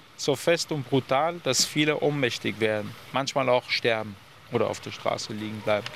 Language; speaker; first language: German; non-native, fluent; Persian